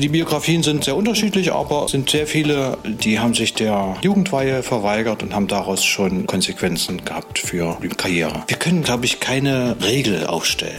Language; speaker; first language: German; native; German